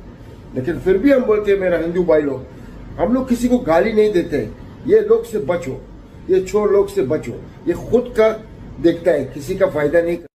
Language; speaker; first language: Hindi; non-native, learner; Arabic